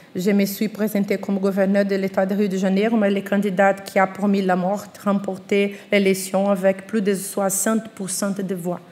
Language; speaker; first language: French; non-native, fluent; Portuguese